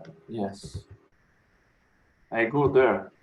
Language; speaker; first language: English; non-native, fluent; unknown